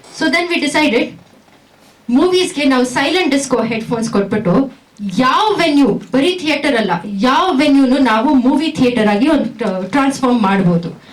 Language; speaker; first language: Kannada; non-native, local second language; Tamil